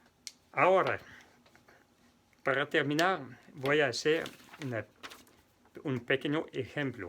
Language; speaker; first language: Spanish; non-native, fluent; French